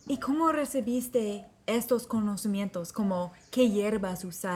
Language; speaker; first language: Spanish; non-native, fluent; English